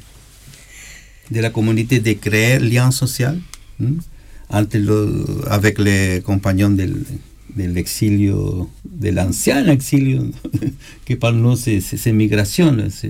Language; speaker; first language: French; non-native, learner; Spanish